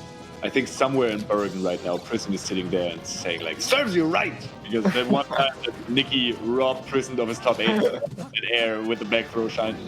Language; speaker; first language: English; non-native, fluent; German